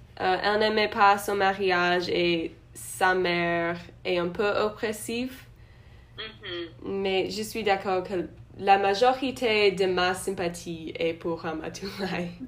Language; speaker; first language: French; non-native, learner; English